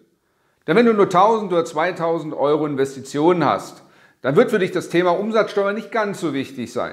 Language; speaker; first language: German; native; German